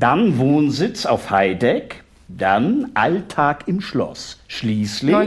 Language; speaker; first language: German; native; German